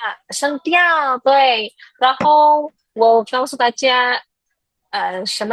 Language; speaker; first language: Chinese; non-native, fluent; Indonesian